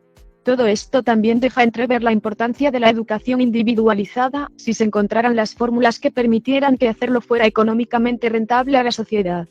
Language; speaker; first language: Spanish; native; Spanish